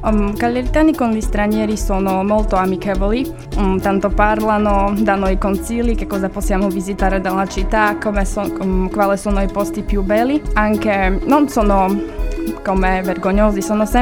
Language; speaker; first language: Italian; non-native, learner; Slovak